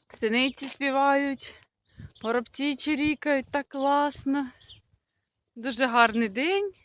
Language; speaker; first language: Ukrainian; non-native, local second language; Russian